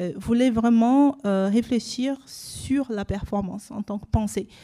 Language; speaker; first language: French; non-native, fluent; Portuguese